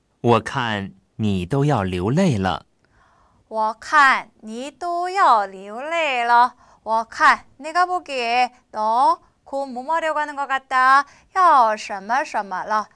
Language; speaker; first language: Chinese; non-native, fluent; Korean